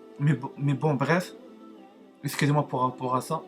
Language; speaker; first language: French; non-native, learner; Arabic